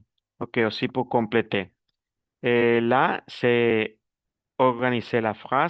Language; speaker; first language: French; non-native, fluent; Spanish